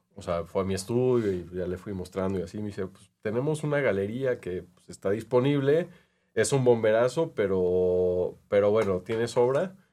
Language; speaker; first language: Spanish; native; Spanish